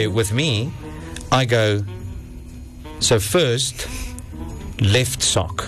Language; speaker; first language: English; non-native, local second language; Afrikaans